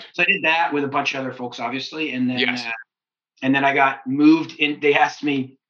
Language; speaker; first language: English; native; English